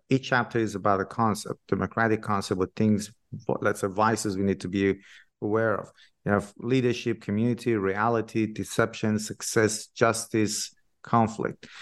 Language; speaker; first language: English; non-native, fluent; Persian